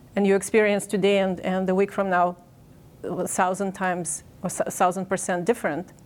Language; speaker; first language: English; non-native, fluent; Ukrainian